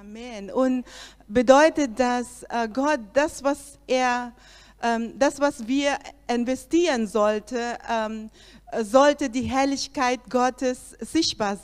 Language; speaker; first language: German; non-native, learner; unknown